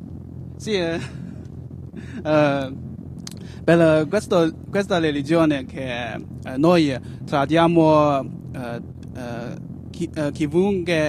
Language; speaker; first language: Italian; non-native, learner; Chinese